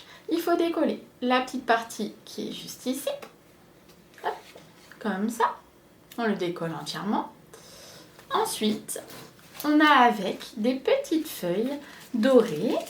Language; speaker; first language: French; native; French